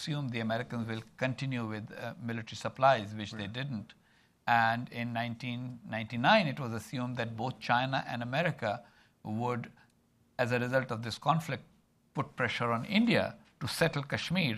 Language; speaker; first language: English; non-native, local second language; Urdu